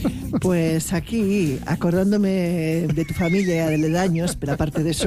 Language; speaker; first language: Spanish; native; Spanish